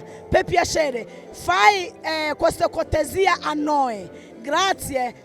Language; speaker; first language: Italian; non-native, fluent; Akan